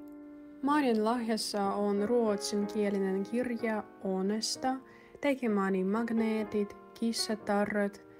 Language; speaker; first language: Finnish; non-native, learner; Russian